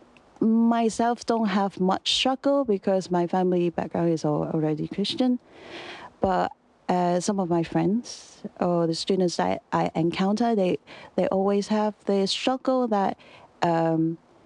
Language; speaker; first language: English; non-native, local second language; Cantonese